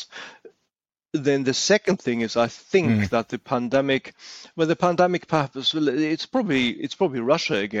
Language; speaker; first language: English; non-native, fluent; German